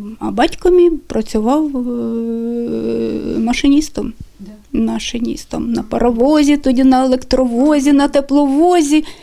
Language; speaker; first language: Ukrainian; native; Ukrainian